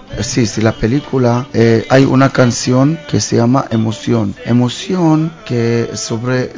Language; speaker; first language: Spanish; non-native, learner; Hebrew